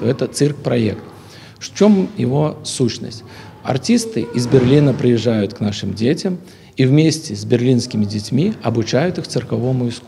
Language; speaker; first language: Russian; native; Russian